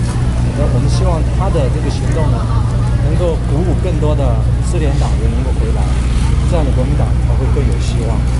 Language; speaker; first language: Chinese; native; Chinese